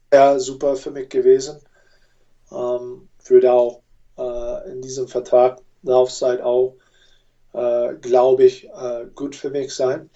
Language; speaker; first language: German; non-native, fluent; English